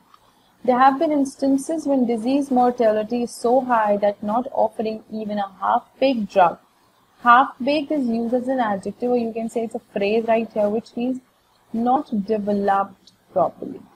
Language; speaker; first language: English; non-native, local second language; Hindi